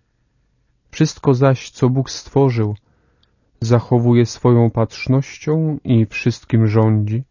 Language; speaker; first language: Polish; native; Polish